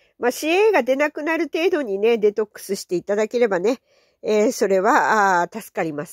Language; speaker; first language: Japanese; native; Japanese